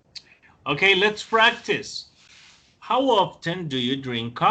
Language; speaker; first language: English; non-native, fluent; Spanish